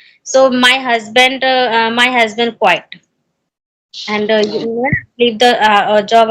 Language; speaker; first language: English; non-native, learner; Hindi